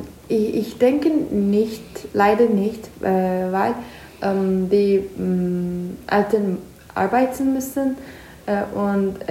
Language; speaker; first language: German; non-native, learner; Turkish